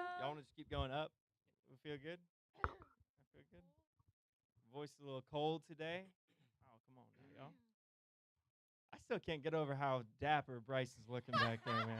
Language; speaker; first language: English; native; English